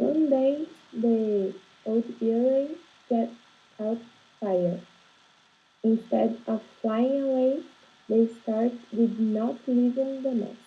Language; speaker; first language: English; non-native, learner; Portuguese